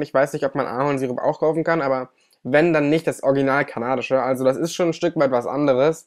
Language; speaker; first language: German; native; German